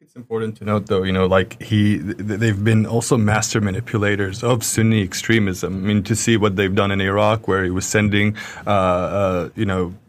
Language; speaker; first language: English; early bilingual, other home language; Arabic